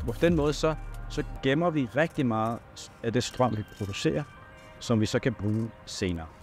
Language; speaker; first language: Danish; non-native, fluent; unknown